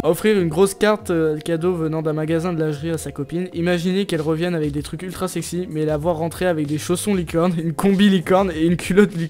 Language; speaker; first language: French; native; French